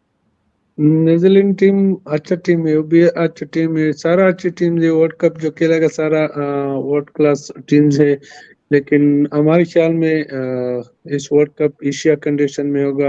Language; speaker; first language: Hindi; non-native, fluent; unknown